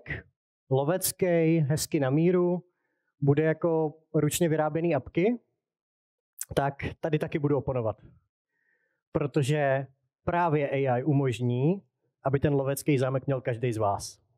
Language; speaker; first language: Czech; native; Czech